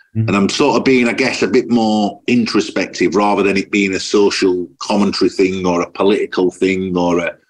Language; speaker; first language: English; native; English